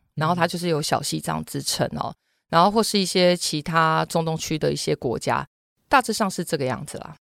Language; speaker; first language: Chinese; native; Chinese